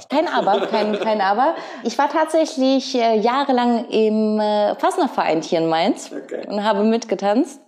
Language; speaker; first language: German; early bilingual, other home language; Russian